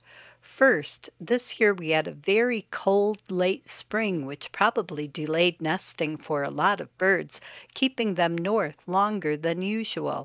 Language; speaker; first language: English; native; English